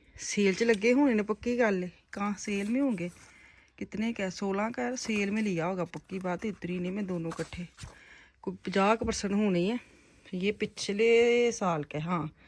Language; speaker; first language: Urdu; non-native, local second language; Punjabi